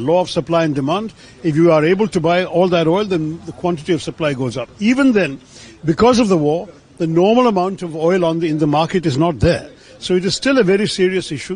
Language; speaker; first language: English; non-native, local second language; Malayalam